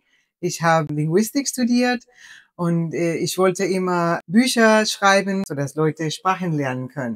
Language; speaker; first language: German; non-native, fluent; Spanish